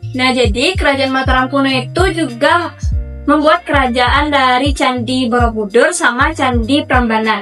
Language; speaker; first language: Indonesian; native; Indonesian